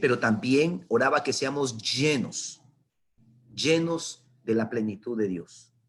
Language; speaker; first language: Spanish; native; Spanish